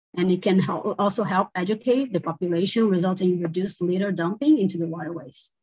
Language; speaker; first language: English; non-native, fluent; Portuguese